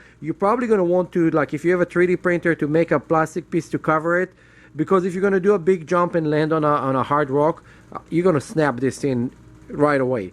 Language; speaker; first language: English; non-native, fluent; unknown